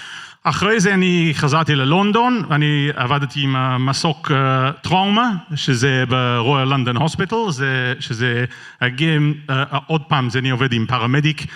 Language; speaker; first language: Hebrew; non-native, learner; English